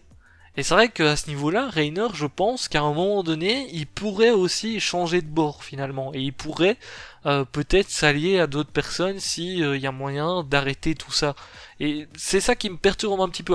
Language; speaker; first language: French; native; French